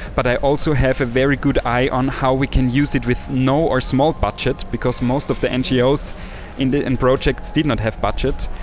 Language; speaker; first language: English; non-native, fluent; German